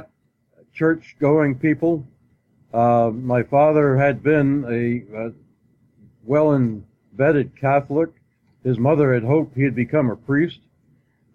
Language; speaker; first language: English; native; English